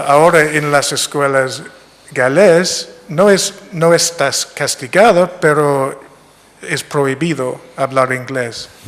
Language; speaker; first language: Spanish; non-native, fluent; English